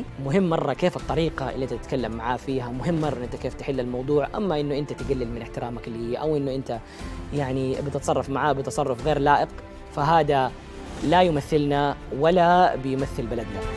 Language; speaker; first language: Arabic; native; Arabic